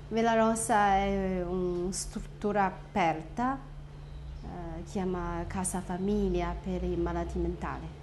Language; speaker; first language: Italian; non-native, learner; Chinese